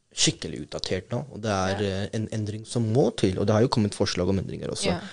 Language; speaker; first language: Norwegian; non-native, fluent; Urdu